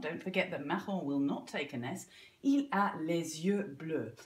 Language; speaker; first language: English; native; English